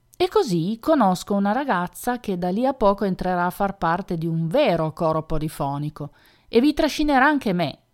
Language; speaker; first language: Italian; native; Italian